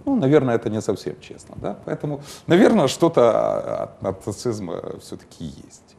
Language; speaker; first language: Russian; non-native, local second language; Ukrainian